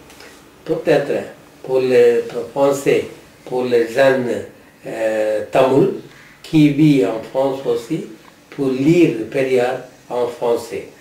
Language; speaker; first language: French; non-native, learner; Tamil